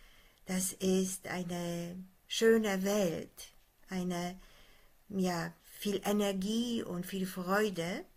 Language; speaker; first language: German; non-native, fluent; Polish